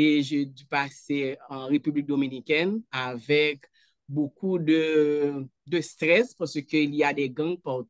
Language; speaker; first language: French; non-native, local second language; Haitian Creole